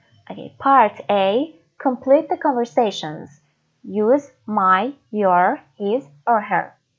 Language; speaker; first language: English; non-native, fluent; Persian